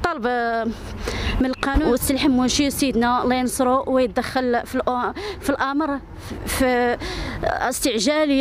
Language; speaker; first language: Arabic; native; Arabic